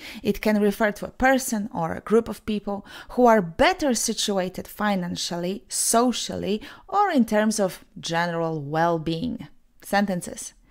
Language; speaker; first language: English; non-native, fluent; Polish